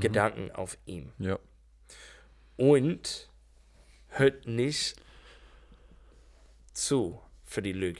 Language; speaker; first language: German; non-native, learner; English